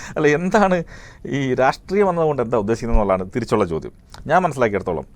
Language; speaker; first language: Malayalam; native; Malayalam